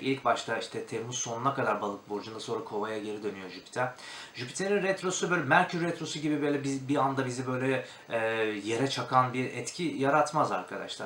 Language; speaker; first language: Turkish; native; Turkish